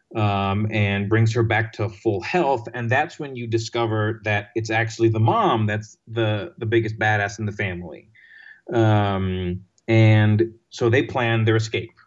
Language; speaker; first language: English; non-native, fluent; Greek